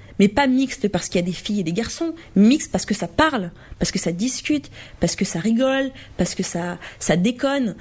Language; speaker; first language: French; native; French